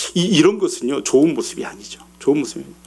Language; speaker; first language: Korean; native; Korean